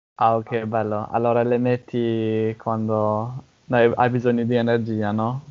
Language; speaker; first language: Italian; non-native, learner; English